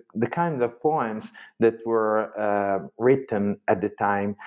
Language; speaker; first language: English; non-native, fluent; Italian